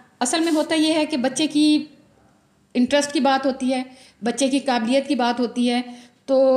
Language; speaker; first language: Urdu; non-native, local second language; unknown